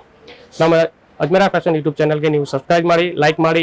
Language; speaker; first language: Kannada; non-native, fluent; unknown